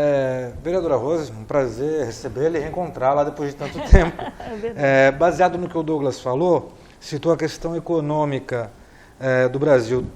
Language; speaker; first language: Portuguese; native; Portuguese